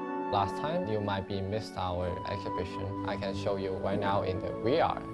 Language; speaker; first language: English; non-native, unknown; Chinese